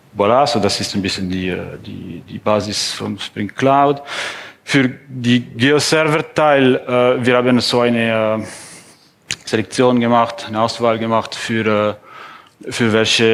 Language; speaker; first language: German; non-native, fluent; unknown